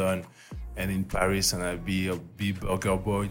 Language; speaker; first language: English; non-native, learner; French